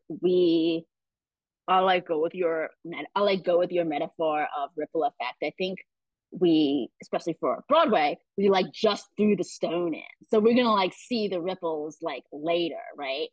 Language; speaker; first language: English; native; English